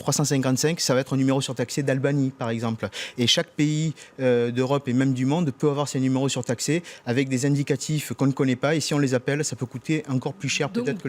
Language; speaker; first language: French; native; French